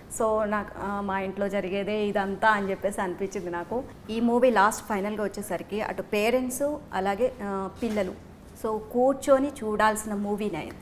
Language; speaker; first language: Telugu; native; Telugu